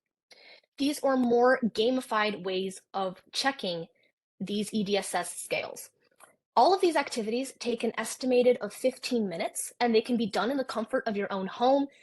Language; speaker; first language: English; native; English